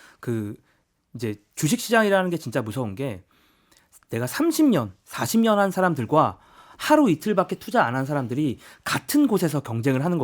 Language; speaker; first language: Korean; native; Korean